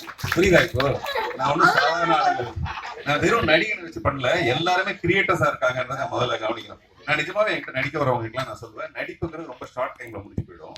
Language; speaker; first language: Tamil; native; Tamil